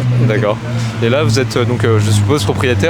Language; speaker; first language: French; native; French